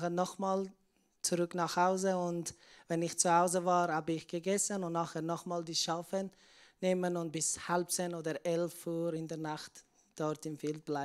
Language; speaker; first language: German; non-native, learner; Persian